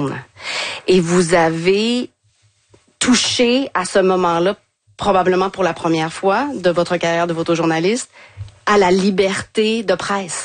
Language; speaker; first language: French; native; French